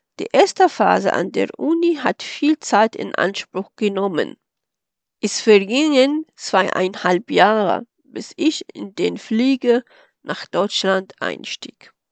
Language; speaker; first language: German; non-native, fluent; Arabic